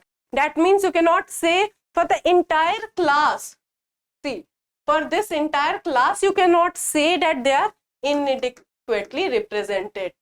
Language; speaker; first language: English; non-native, local second language; Hindi